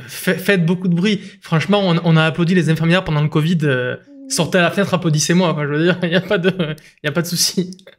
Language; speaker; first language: French; native; French